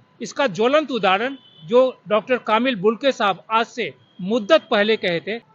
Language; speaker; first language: Hindi; native; Hindi